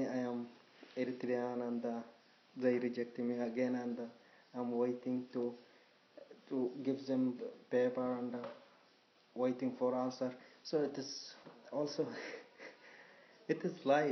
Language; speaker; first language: English; non-native, learner; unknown